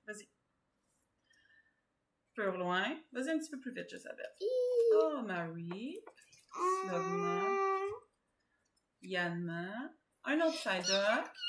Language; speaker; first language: French; native; French